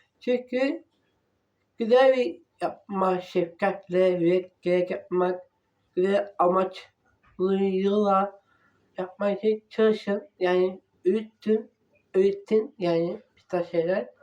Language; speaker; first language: Turkish; non-native, learner; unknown